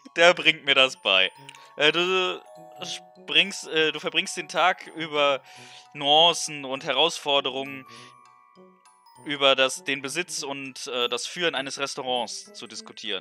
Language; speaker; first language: German; native; German